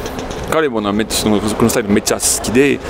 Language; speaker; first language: Japanese; non-native, fluent; French